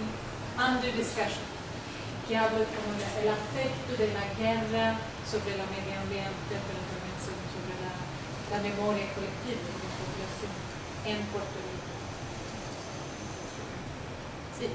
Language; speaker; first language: Spanish; non-native, learner; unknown